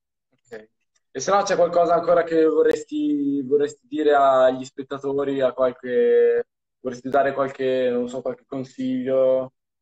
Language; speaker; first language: Italian; native; Italian